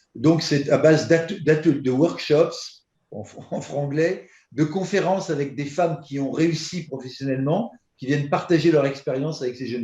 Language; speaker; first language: French; native; French